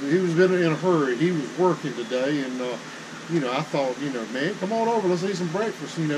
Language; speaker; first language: English; native; English